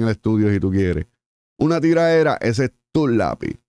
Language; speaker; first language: Spanish; native; Spanish